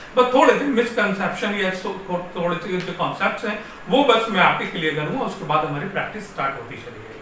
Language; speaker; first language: Hindi; native; Hindi